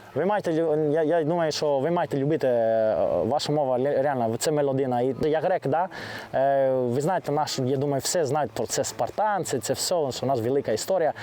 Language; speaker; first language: Ukrainian; non-native, learner; Greek